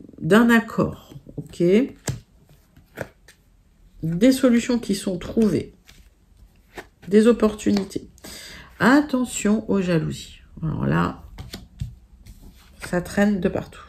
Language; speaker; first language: French; native; French